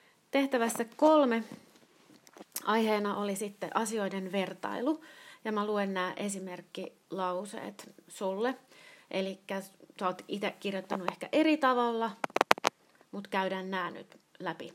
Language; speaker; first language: Finnish; native; Finnish